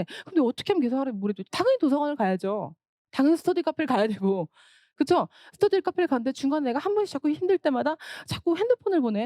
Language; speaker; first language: Korean; native; Korean